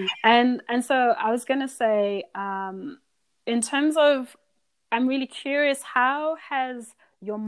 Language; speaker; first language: English; non-native, local second language; Shona